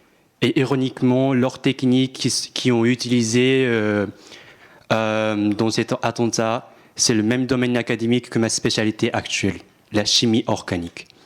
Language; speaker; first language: French; non-native, fluent; Japanese